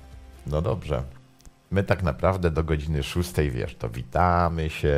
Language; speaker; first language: Polish; native; Polish